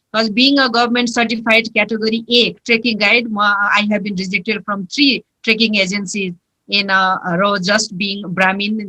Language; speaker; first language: English; non-native, local second language; Nepali